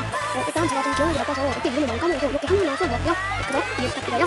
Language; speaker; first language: Korean; native; Korean